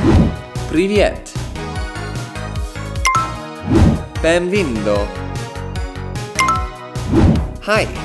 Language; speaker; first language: Spanish; non-native, learner; German